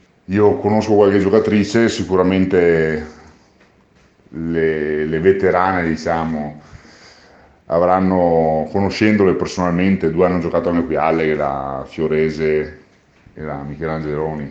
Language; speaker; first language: Italian; native; Italian